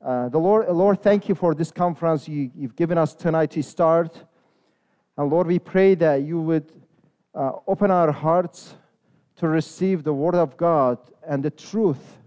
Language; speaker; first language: English; non-native, fluent; Persian